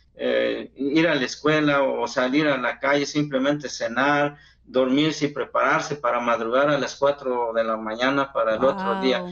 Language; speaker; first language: Spanish; non-native, local second language; Zapotec